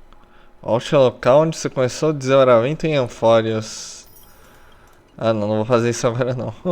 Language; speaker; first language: Portuguese; native; Portuguese